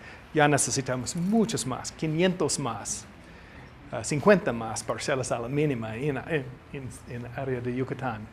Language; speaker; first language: Spanish; non-native, learner; English